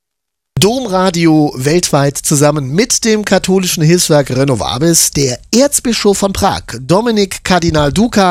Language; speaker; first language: German; native; German